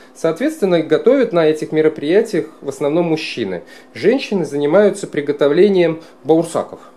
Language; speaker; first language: Russian; non-native, local second language; Kara-Kalpak